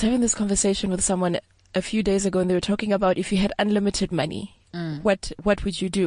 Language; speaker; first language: English; non-native, local second language; Southern Sotho